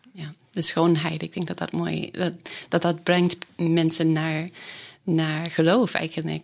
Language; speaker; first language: Dutch; non-native, fluent; English